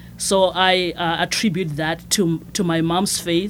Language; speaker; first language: English; non-native, local second language; Shona